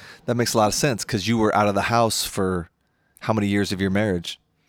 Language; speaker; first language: English; native; English